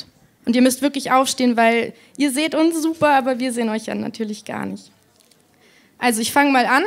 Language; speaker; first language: German; native; German